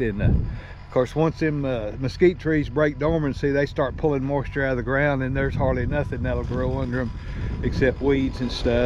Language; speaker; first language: English; native; English